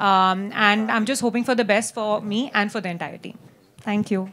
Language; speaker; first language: Telugu; non-native, learner; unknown